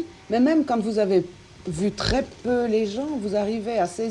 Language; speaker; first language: French; native; French